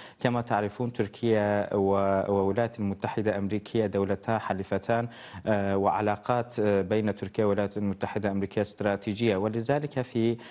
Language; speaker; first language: Arabic; non-native, fluent; Turkish